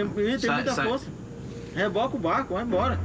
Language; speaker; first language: Portuguese; native; Portuguese